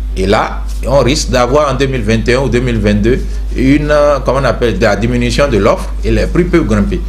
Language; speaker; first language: French; native; French